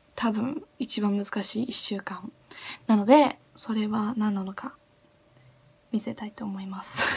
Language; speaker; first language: Japanese; non-native, fluent; English